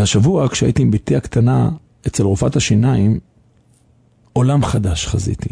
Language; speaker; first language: Hebrew; native; Hebrew